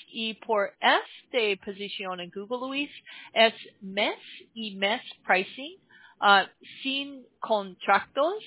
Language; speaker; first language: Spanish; non-native, learner; English